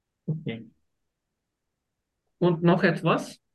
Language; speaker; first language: German; non-native, learner; Turkish